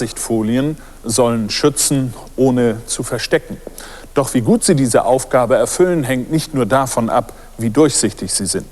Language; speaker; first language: German; native; German